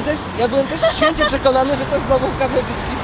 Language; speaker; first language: Polish; native; Polish